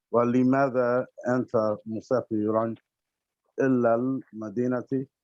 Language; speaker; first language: Arabic; non-native, learner; English